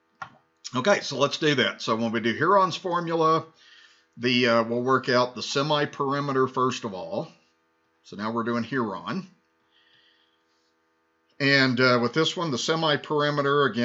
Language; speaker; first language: English; native; English